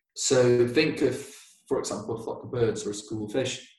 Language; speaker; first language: English; non-native, fluent; Spanish